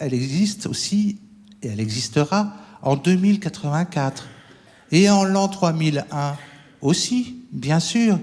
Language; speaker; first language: French; native; French